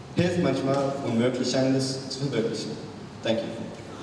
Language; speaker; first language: German; early bilingual, other home language; Turkish